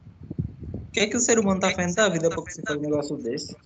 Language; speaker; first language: Portuguese; native; Portuguese